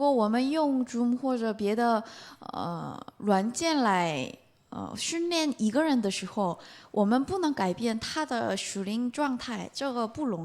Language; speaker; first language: Chinese; non-native, fluent; Korean